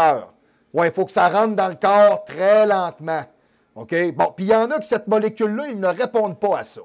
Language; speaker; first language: French; native; French